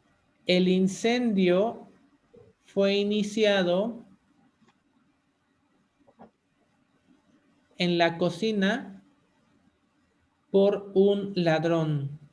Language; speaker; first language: Spanish; native; Spanish